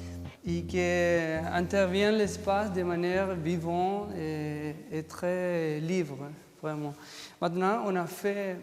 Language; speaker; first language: French; non-native, fluent; Spanish